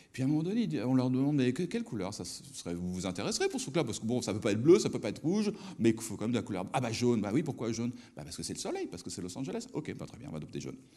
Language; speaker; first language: French; native; French